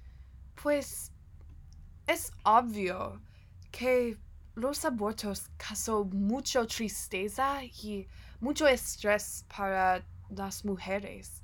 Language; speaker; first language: Spanish; non-native, learner; English